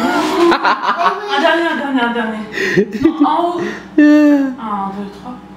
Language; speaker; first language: French; native; French